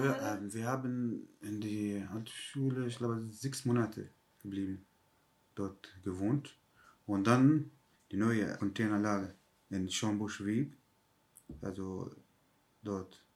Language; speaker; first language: German; non-native, learner; Arabic